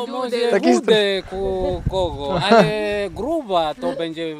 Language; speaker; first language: Polish; non-native, learner; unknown